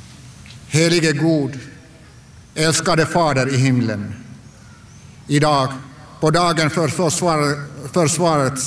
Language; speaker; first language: Swedish; non-native, local second language; Finnish